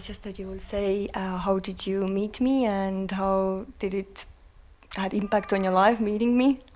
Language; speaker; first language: English; non-native, fluent; Estonian